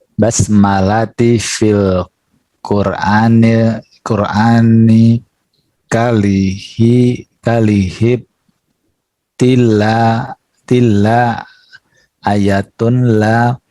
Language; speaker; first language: Arabic; non-native, learner; Indonesian